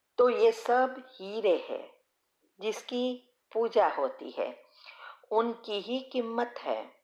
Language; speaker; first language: Hindi; native; Hindi